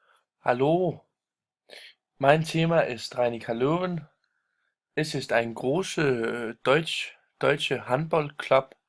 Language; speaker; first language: German; non-native, learner; Danish